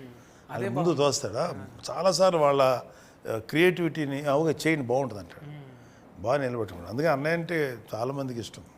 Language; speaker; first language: Telugu; native; Telugu